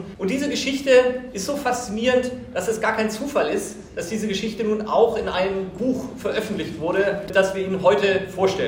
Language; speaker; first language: German; native; German